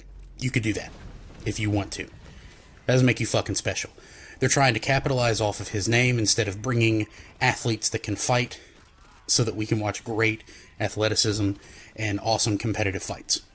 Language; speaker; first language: English; native; English